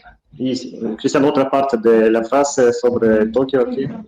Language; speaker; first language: Spanish; non-native, fluent; Russian